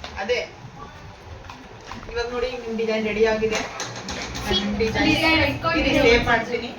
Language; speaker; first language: Kannada; non-native, fluent; Hindi